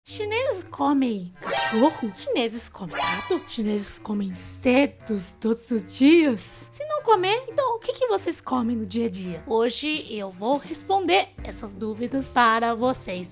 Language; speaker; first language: Portuguese; non-native, fluent; Chinese